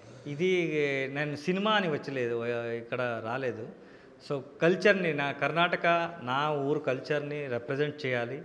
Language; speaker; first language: Telugu; non-native, learner; Kannada